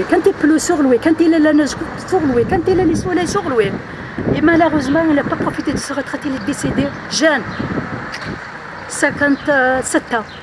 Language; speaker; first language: French; non-native, fluent; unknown